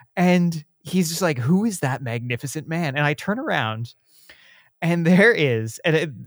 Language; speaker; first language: English; native; English